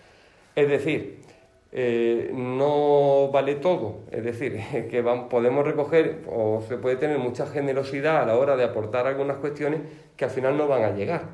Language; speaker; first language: Spanish; native; Spanish